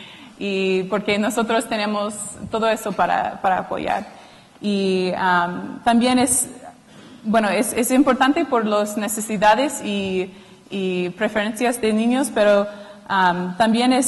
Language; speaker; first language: Spanish; non-native, fluent; English